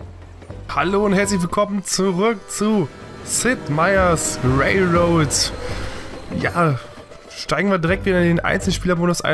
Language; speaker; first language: German; native; German